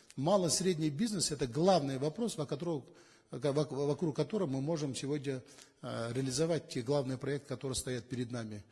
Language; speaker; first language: Russian; non-native, local second language; Kazakh